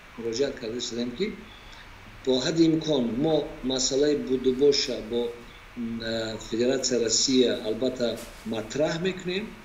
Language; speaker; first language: Tajik; native; Tajik